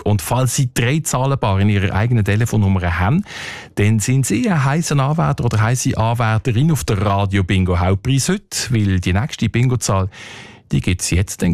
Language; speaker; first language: German; native; German